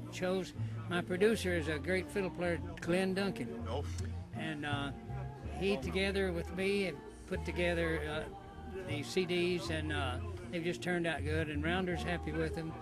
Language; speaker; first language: English; native; English